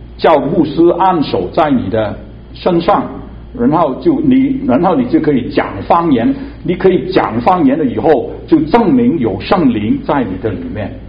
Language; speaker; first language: Chinese; non-native, local second language; Cantonese